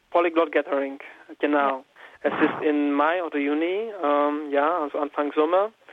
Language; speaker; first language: German; non-native, fluent; Czech